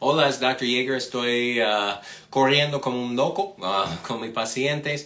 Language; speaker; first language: Spanish; non-native, fluent; English